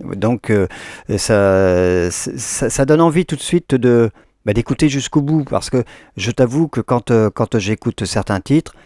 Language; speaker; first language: French; native; French